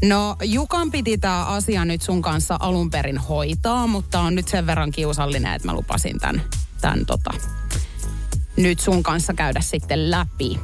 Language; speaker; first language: Finnish; native; Finnish